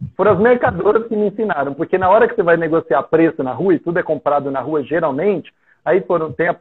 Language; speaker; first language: Portuguese; native; Portuguese